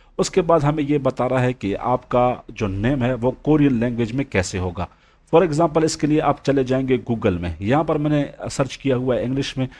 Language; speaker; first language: Urdu; non-native, local second language; Punjabi